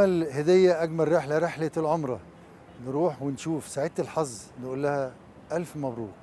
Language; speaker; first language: Arabic; native; Arabic